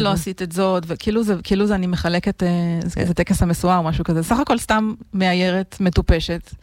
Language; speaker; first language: Hebrew; native; Hebrew